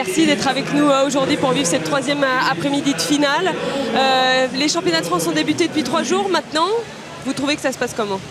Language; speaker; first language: French; native; French